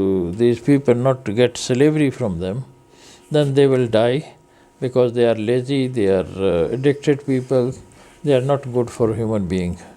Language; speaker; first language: English; non-native, fluent; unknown